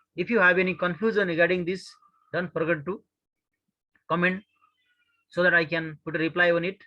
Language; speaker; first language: English; non-native, local second language; Nepali